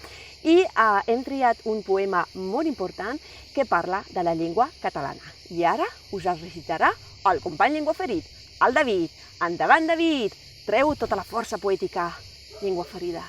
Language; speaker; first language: Catalan; native; Catalan